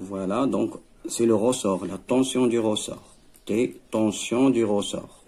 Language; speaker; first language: French; non-native, local second language; Arabic